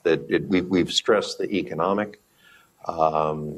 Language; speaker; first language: English; native; English